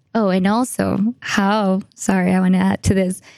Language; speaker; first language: English; non-native, fluent; Spanish